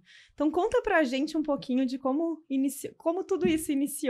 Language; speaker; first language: Portuguese; native; Portuguese